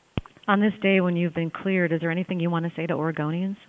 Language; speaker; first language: English; native; English